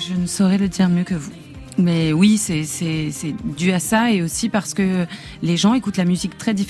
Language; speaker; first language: French; native; French